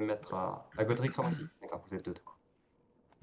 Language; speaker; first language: French; native; French